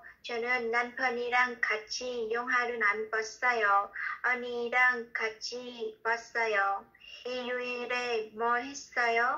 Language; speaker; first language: Korean; non-native, learner; Vietnamese